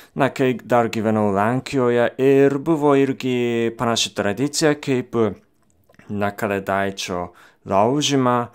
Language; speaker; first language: Lithuanian; non-native, learner; Japanese